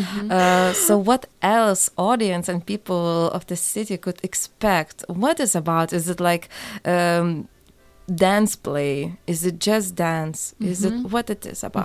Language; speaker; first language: English; non-native, learner; Lithuanian